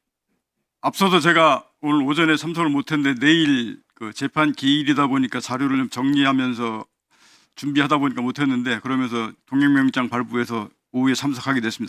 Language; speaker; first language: Korean; native; Korean